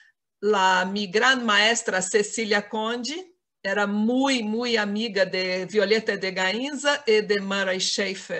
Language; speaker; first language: Spanish; non-native, fluent; Portuguese